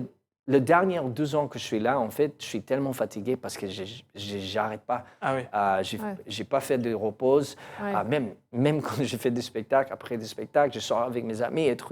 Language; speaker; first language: French; non-native, learner; English